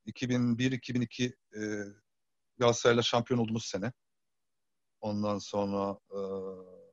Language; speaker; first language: Turkish; early bilingual, heritage; Turkish